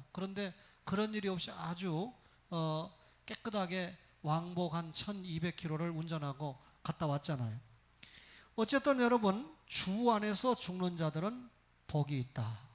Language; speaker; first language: Korean; native; Korean